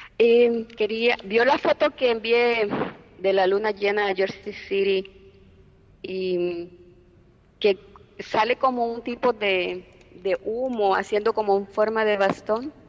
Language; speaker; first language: Spanish; native; Spanish